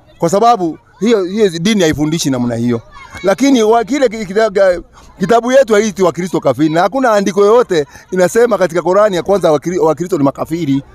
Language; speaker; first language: Swahili; non-native, local second language; Kikuyu